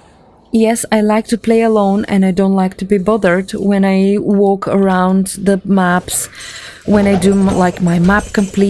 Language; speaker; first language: English; non-native, fluent; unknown